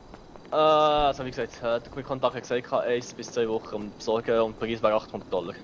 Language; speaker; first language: German; native; German